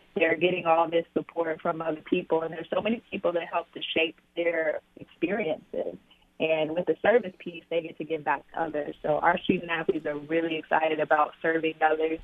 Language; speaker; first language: English; native; English